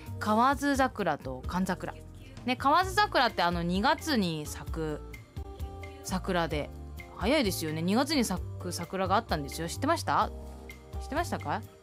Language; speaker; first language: Japanese; non-native, fluent; Chinese